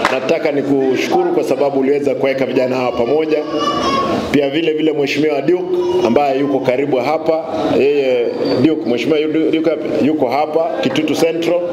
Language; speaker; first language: Swahili; non-native, local second language; Gusii